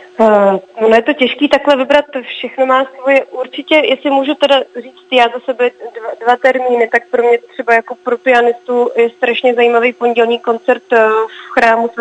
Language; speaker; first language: Czech; native; Czech